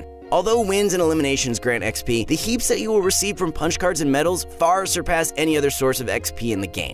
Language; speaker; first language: English; native; English